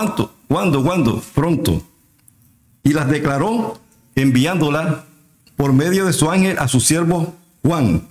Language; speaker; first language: Spanish; native; Spanish